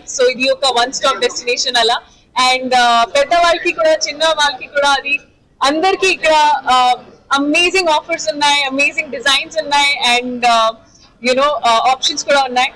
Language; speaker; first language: Telugu; non-native, fluent; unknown